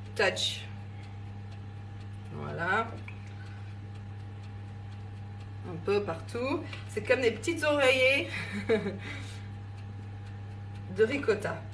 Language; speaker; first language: French; non-native, fluent; English